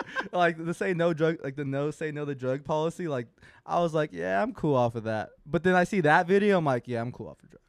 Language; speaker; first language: English; native; English